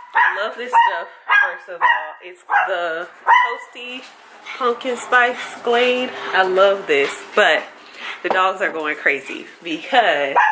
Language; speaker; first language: English; native; English